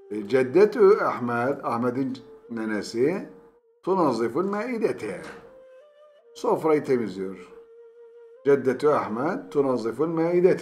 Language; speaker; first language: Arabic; non-native, fluent; Turkish